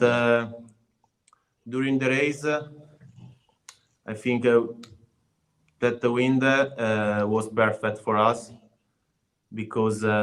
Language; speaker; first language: English; non-native, learner; Italian